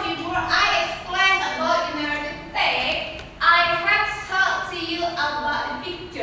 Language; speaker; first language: English; non-native, learner; Indonesian